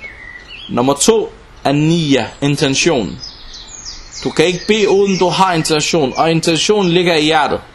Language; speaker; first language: Danish; non-native, local second language; Arabic